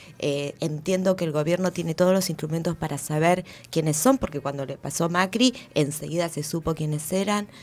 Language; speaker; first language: Spanish; native; Spanish